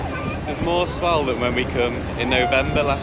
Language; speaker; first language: English; native; English